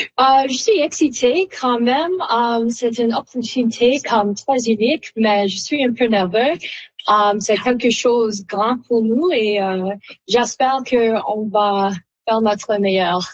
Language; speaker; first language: French; non-native, learner; English